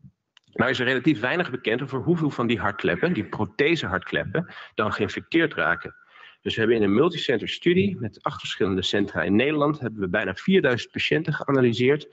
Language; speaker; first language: Dutch; native; Dutch